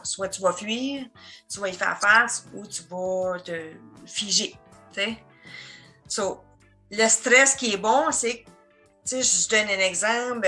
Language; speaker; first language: French; native; French